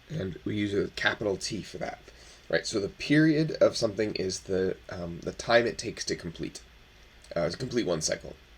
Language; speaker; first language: English; native; English